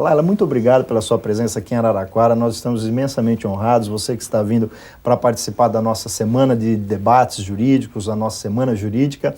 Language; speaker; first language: Portuguese; native; Portuguese